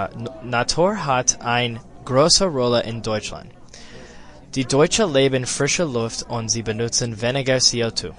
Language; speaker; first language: German; non-native, learner; English